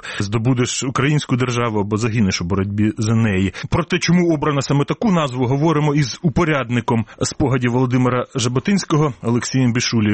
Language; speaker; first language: Ukrainian; native; Ukrainian